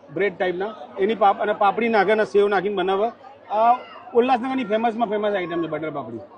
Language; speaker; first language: Gujarati; non-native, local second language; Sindhi